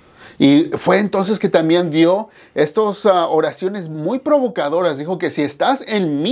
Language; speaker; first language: Spanish; native; Spanish